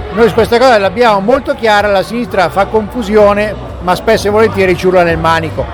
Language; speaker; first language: Italian; native; Italian